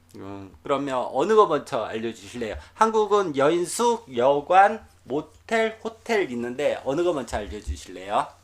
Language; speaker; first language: Korean; native; Korean